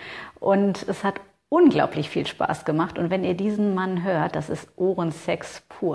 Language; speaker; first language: German; native; German